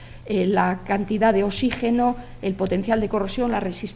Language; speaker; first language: Spanish; native; Spanish